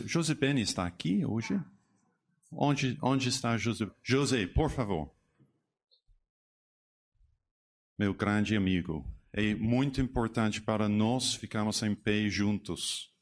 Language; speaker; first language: Portuguese; non-native, learner; English